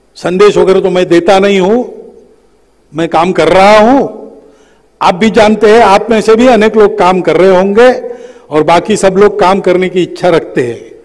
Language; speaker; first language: Hindi; native; Hindi